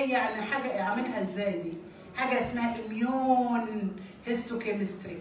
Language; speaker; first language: Arabic; native; Arabic